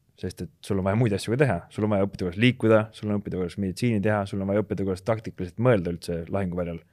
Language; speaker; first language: Estonian; native; Estonian